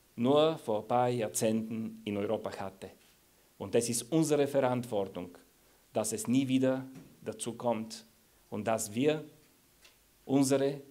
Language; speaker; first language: German; non-native, fluent; Bulgarian